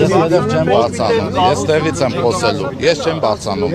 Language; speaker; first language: Armenian; native; Armenian